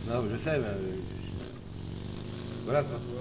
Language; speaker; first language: French; native; French